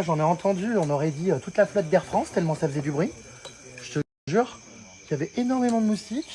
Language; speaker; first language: French; native; French